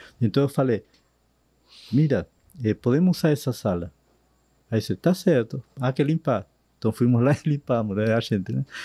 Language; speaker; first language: Portuguese; non-native, fluent; Spanish